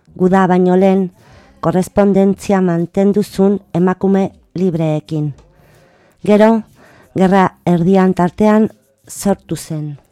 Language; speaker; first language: Basque; non-native, local second language; Spanish